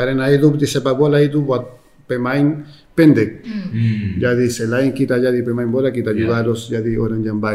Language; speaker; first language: Indonesian; non-native, fluent; Spanish